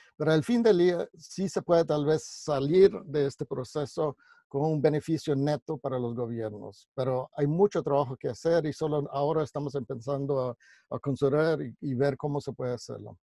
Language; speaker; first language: Spanish; non-native, fluent; English